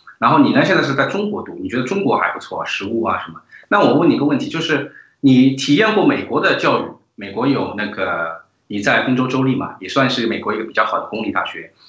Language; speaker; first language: Chinese; native; Chinese